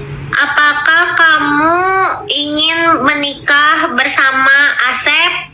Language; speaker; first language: Indonesian; non-native, local second language; Sundanese